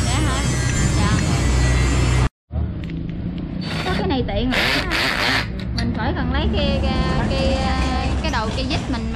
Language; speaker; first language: Vietnamese; native; Vietnamese